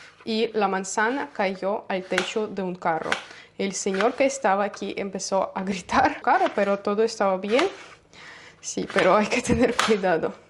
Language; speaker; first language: Spanish; non-native, learner; Russian